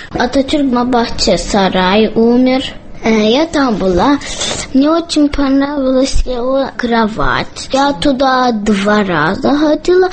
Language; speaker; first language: Russian; early bilingual, other home language; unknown